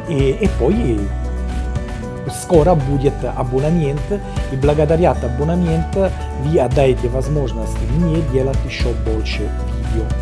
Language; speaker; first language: Russian; non-native, learner; Italian